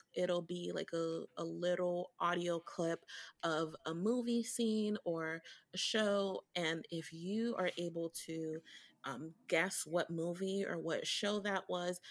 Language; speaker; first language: English; early bilingual, other home language; Haitian Creole